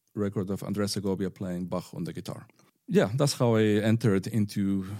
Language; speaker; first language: English; non-native, fluent; Spanish